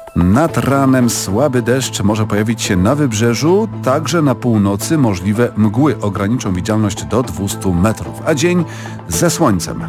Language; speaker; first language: Polish; native; Polish